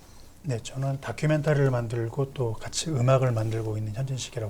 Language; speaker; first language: Korean; native; Korean